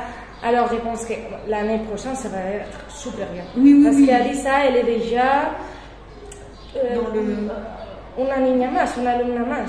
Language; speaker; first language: French; non-native, fluent; Spanish